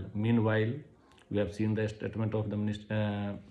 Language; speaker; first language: English; non-native, local second language; Hindi